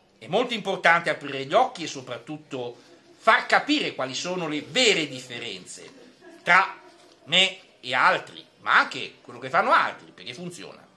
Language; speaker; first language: Italian; non-native, fluent; French